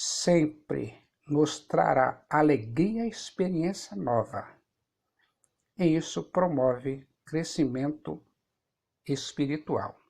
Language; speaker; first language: Portuguese; native; Portuguese